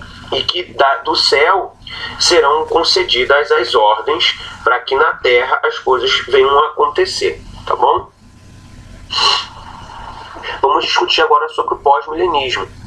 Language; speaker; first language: Portuguese; native; Portuguese